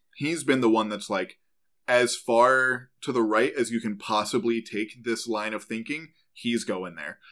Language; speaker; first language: English; native; English